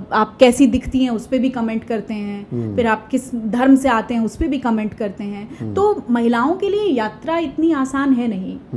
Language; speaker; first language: Hindi; native; Hindi